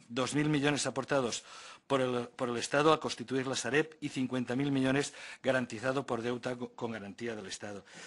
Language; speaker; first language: Spanish; non-native, local second language; Catalan